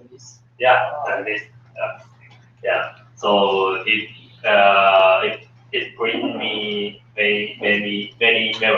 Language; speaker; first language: English; non-native, learner; Chinese